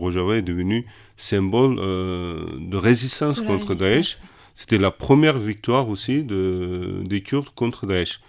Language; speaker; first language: French; non-native, fluent; Kurdish